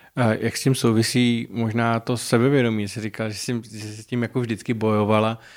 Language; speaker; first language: Czech; native; Czech